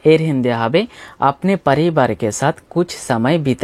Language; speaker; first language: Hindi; non-native, fluent; Bangla